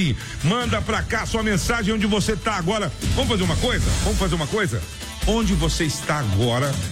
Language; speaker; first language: Portuguese; native; Portuguese